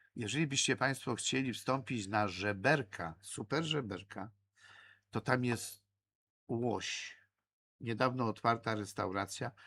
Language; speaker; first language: Polish; native; Polish